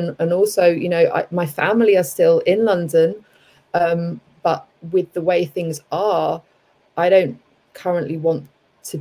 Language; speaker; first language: English; native; English